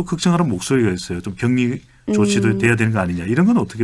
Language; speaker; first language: Korean; native; Korean